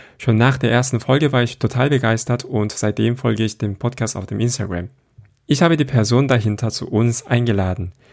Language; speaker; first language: German; non-native, fluent; Korean